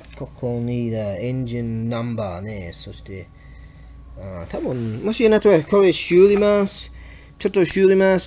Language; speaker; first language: Japanese; non-native, learner; English